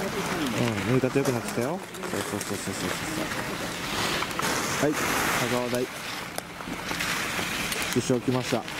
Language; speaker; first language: Japanese; native; Japanese